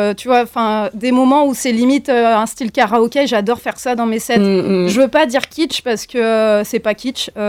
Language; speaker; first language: French; native; French